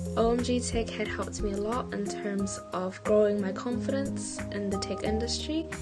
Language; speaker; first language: English; native; English